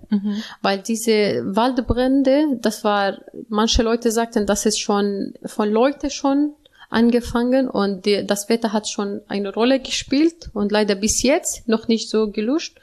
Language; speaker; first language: German; non-native, learner; Arabic